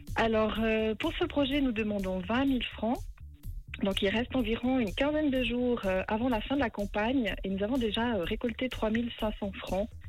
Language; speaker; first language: French; native; French